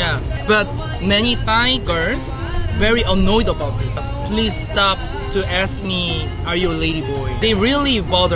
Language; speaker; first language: English; non-native, learner; Korean